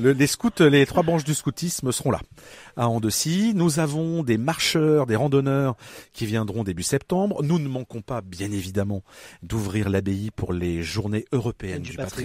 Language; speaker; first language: French; native; French